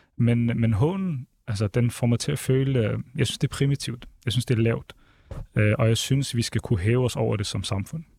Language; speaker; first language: Danish; early bilingual, other home language; Arabic